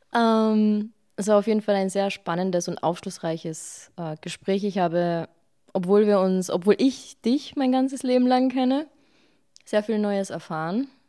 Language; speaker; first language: German; early bilingual, other home language; Bosnian